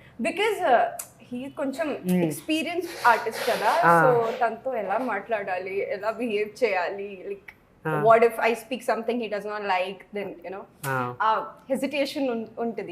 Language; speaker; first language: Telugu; non-native, fluent; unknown